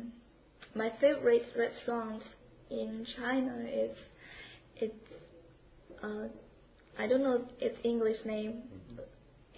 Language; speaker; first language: English; non-native, learner; Chinese